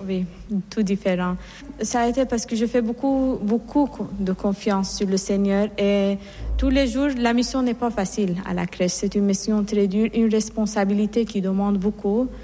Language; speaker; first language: French; non-native, fluent; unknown